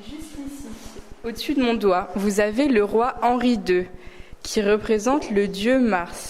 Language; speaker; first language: French; native; French